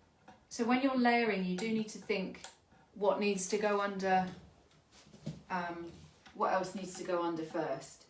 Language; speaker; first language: English; native; English